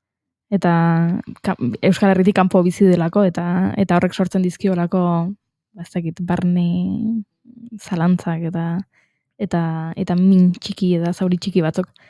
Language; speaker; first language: Basque; native; Basque